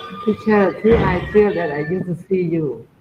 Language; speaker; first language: English; non-native, learner; Khmer